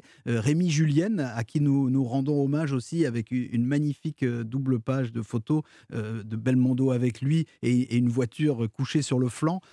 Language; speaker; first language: French; native; French